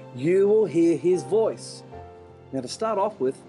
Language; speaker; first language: English; native; English